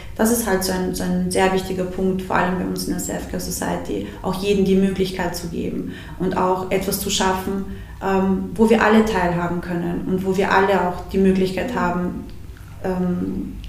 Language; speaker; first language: German; early bilingual, other home language; Bosnian